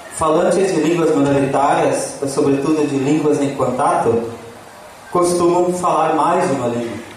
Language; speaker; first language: Portuguese; non-native, local second language; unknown